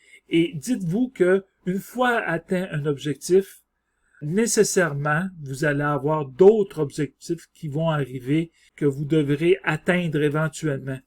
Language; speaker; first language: French; native; French